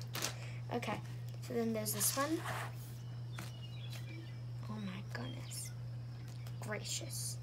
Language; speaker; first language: English; native; English